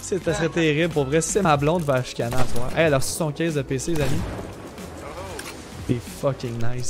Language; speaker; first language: French; native; French